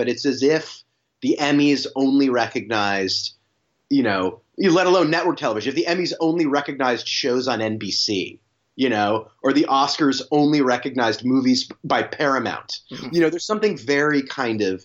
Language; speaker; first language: English; native; English